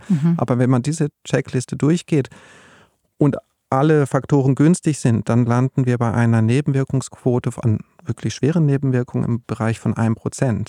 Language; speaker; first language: German; native; German